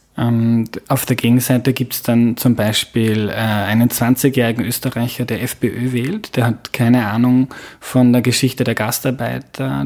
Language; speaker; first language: German; native; German